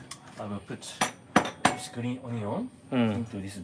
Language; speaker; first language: English; non-native, fluent; Japanese